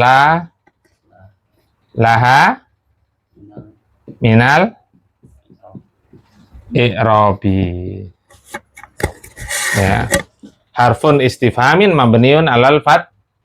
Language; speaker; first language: Arabic; non-native, fluent; Indonesian